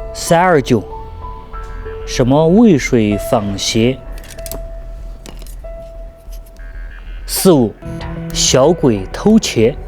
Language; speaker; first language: Chinese; native; Chinese